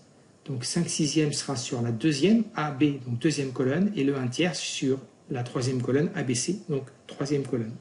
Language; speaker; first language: French; native; French